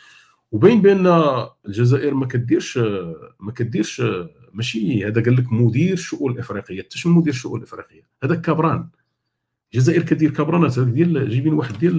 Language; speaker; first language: Arabic; native; Arabic